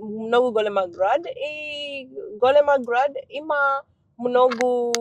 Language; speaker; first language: Macedonian; non-native, learner; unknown